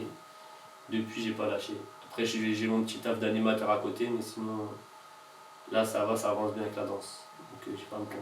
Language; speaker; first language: French; native; French